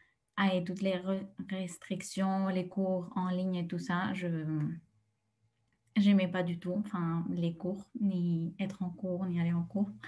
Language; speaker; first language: French; non-native, fluent; Spanish